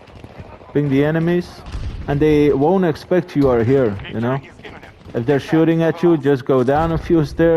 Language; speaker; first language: English; non-native, fluent; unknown